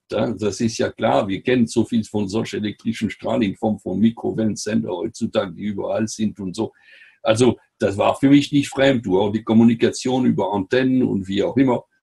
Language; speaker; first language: German; non-native, fluent; French